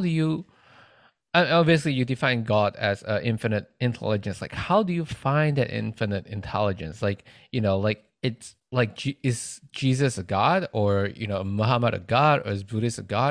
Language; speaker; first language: English; non-native, local second language; Chinese